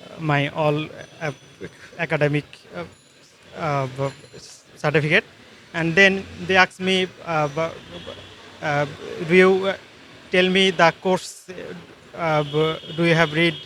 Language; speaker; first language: English; non-native, learner; Bangla